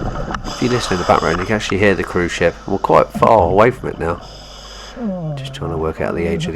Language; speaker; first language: English; native; English